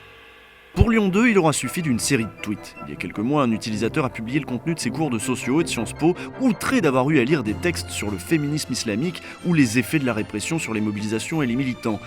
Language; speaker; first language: French; native; French